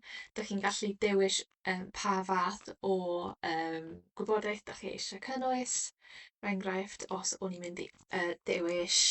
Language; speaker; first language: Welsh; non-native, local second language; English